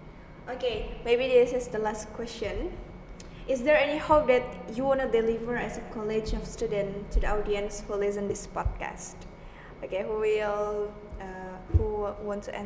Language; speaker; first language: English; non-native, learner; Indonesian